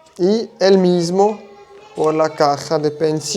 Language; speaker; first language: Spanish; non-native, learner; German